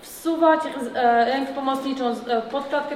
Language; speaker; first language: Polish; native; Polish